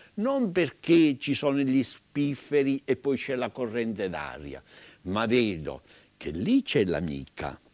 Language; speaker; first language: Italian; native; Italian